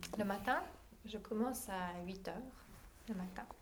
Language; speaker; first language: French; native; French